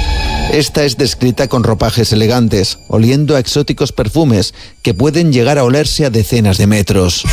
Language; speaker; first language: Spanish; native; Spanish